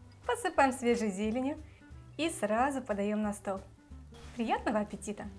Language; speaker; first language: Russian; native; Russian